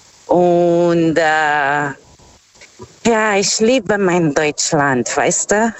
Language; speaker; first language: German; non-native, fluent; Portuguese